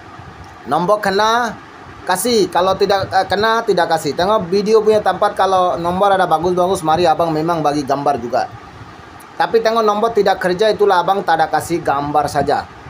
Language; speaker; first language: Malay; non-native, learner; Bangla